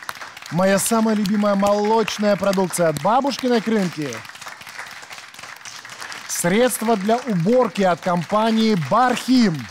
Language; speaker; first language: Russian; native; Russian